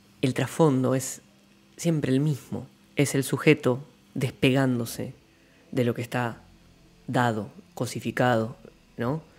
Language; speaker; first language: Spanish; native; Spanish